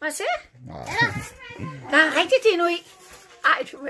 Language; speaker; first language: Danish; native; Danish